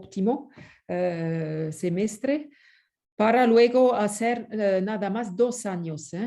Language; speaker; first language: Spanish; non-native, fluent; French